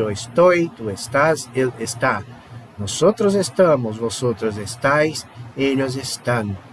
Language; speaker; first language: Spanish; non-native, fluent; Portuguese